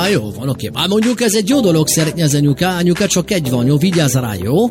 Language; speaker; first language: Hungarian; native; Hungarian